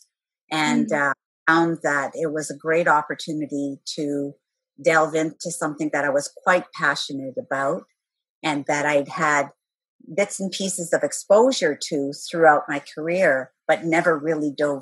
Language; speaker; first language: English; native; English